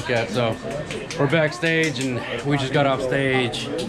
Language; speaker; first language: English; early bilingual, other home language; Spanish